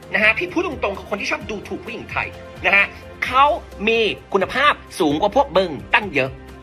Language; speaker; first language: Thai; non-native, fluent; English